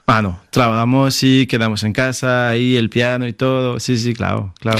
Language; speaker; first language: Spanish; non-native, fluent; French